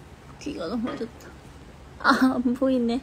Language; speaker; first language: Korean; early bilingual, heritage; Korean